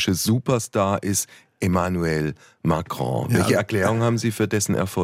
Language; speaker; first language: German; native; German